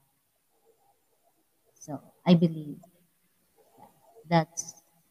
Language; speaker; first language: English; non-native, local second language; Waray